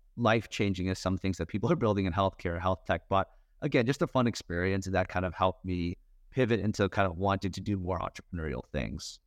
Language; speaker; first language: English; native; English